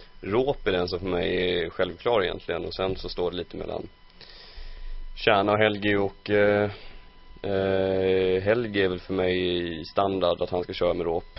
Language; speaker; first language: Swedish; native; Swedish